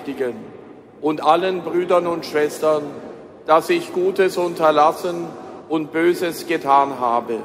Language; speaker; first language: German; native; German